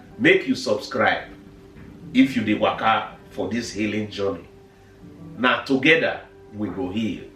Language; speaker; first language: Nigerian Pidgin; non-native, local second language; Bini